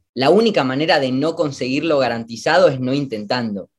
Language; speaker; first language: Spanish; native; Spanish